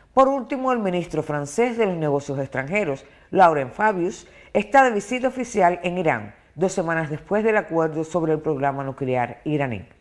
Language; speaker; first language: Spanish; non-native, fluent; Portuguese